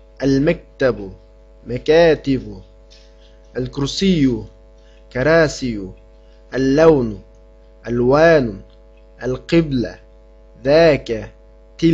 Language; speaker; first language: Arabic; non-native, fluent; Uyghur